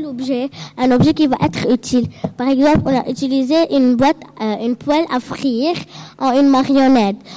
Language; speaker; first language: French; non-native, local second language; Arabic